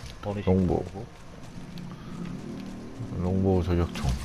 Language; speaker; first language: Korean; native; Korean